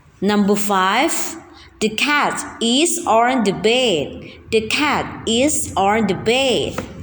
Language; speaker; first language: English; non-native, fluent; Thai